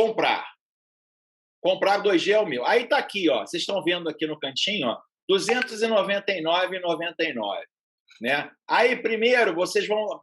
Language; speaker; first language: Portuguese; native; Portuguese